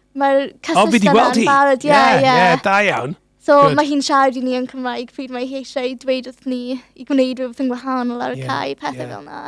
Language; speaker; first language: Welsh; non-native, local second language; English